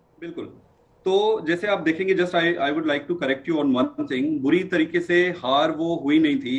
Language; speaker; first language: Hindi; native; Hindi